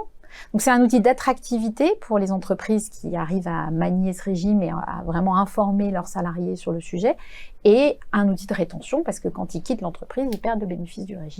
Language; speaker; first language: French; native; French